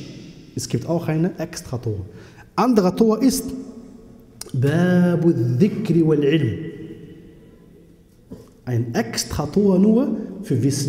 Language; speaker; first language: German; non-native, fluent; Arabic